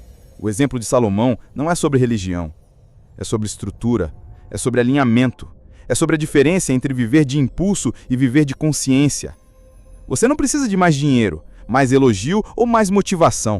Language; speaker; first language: Portuguese; native; Portuguese